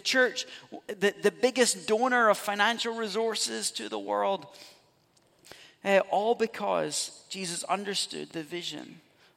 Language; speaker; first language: English; native; English